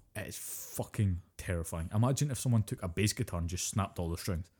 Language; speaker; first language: English; native; English